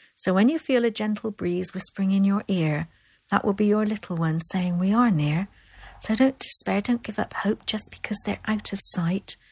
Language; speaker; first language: English; native; English